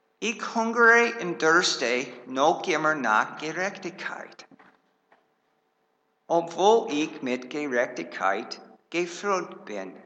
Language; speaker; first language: German; non-native, fluent; English